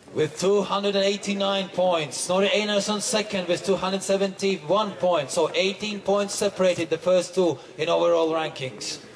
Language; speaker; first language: English; non-native, fluent; Latvian